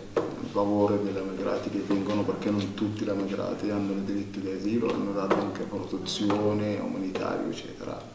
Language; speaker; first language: Italian; non-native, learner; Arabic